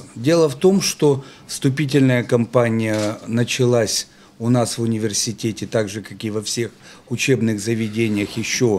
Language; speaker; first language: Ukrainian; non-native, local second language; Russian